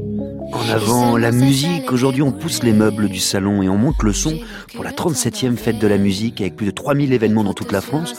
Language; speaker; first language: French; native; French